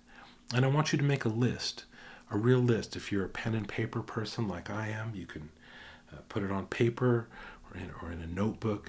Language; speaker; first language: English; native; English